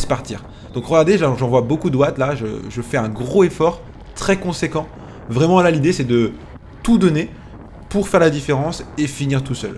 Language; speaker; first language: French; native; French